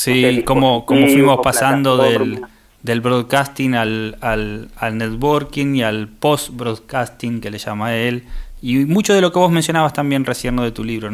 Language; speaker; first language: Spanish; native; Spanish